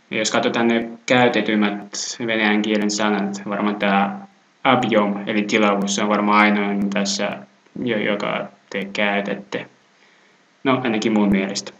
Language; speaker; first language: Finnish; non-native, fluent; Russian